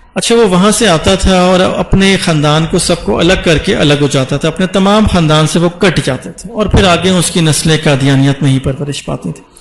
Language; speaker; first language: Urdu; non-native, local second language; Punjabi